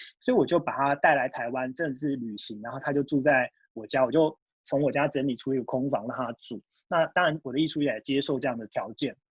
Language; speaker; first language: Chinese; early bilingual, heritage; Japanese